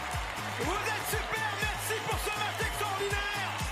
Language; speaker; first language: French; native; French